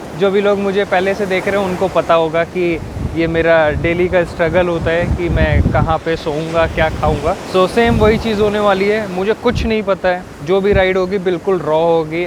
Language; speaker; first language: Hindi; native; Hindi